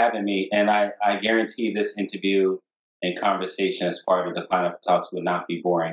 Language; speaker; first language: English; native; English